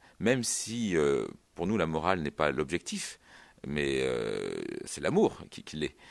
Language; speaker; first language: French; native; French